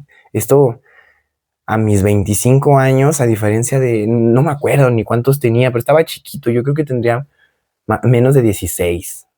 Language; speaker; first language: Spanish; native; Spanish